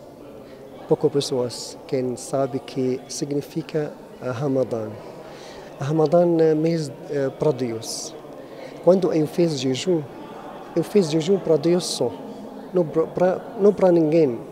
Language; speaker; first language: Portuguese; non-native, learner; Arabic